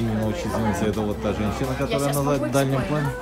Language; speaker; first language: Russian; native; Russian